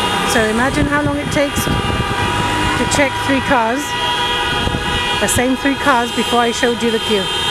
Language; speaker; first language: English; early bilingual, other home language; Spanish